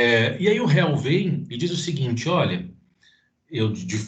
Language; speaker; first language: Portuguese; native; Portuguese